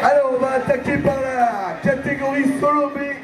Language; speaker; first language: French; native; French